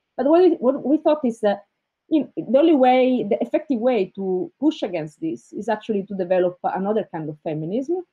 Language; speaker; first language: English; non-native, fluent; Italian